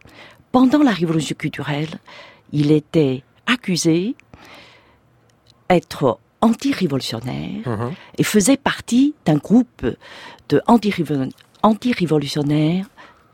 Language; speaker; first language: French; non-native, fluent; Chinese